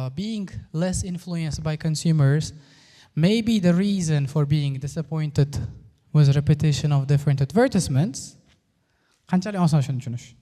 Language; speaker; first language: English; non-native, fluent; Uzbek